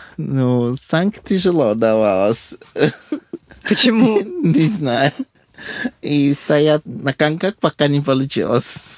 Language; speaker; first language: Russian; non-native, fluent; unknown